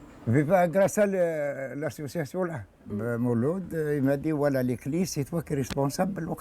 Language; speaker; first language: French; non-native, learner; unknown